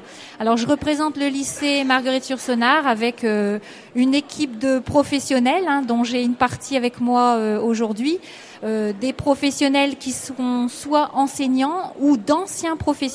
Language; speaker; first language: French; native; French